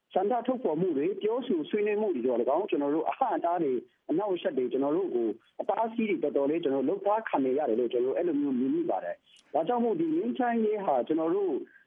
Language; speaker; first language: Burmese; non-native, local second language; Kachin